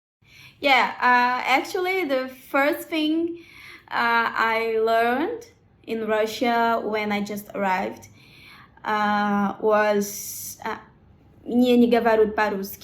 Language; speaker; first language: English; non-native, learner; Portuguese